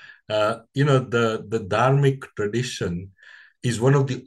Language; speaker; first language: English; non-native, local second language; Gujarati